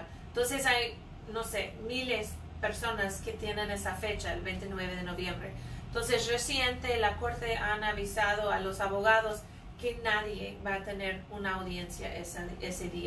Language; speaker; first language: Spanish; non-native, fluent; English